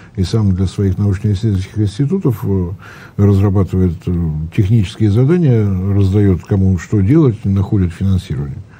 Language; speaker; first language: Russian; native; Russian